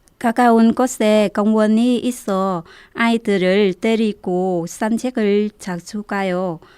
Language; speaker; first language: Korean; non-native, fluent; Vietnamese